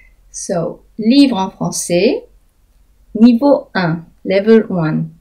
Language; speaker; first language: French; native; French